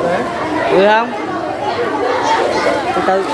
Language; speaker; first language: Vietnamese; native; Vietnamese